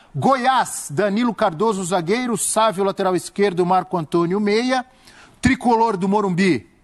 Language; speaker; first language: Portuguese; native; Portuguese